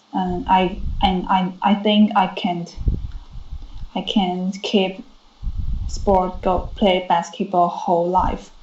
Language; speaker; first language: English; non-native, learner; Chinese